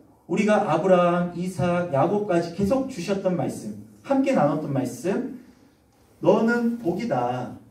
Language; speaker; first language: Korean; native; Korean